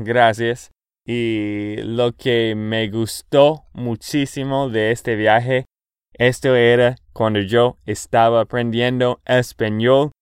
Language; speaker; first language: Spanish; non-native, fluent; English